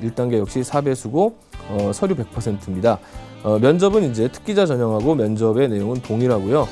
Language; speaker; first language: Korean; native; Korean